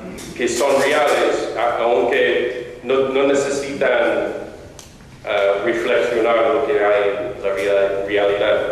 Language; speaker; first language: Spanish; non-native, fluent; English